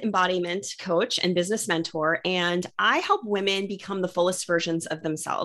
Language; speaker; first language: English; native; English